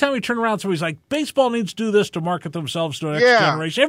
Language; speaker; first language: English; native; English